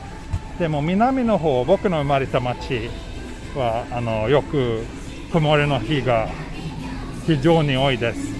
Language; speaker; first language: Japanese; non-native, fluent; Swedish